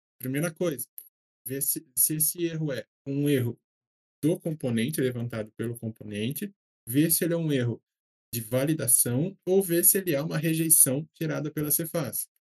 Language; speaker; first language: Portuguese; native; Portuguese